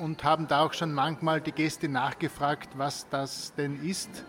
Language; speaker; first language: German; native; German